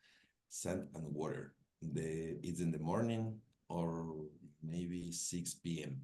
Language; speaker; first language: English; non-native, learner; Spanish